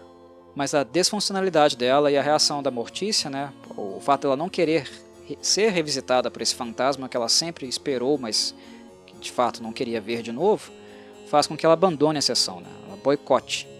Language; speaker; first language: Portuguese; native; Portuguese